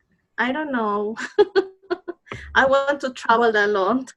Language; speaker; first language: English; non-native, learner; Spanish